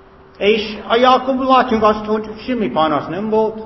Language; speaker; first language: Hungarian; non-native, fluent; English